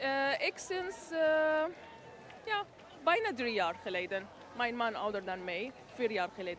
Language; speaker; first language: Dutch; non-native, learner; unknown